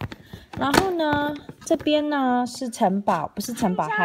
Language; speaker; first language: Chinese; native; Chinese